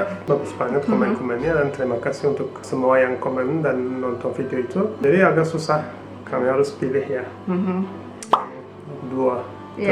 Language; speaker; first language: Indonesian; non-native, fluent; Turkish